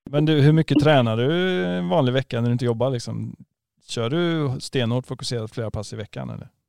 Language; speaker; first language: Swedish; native; Swedish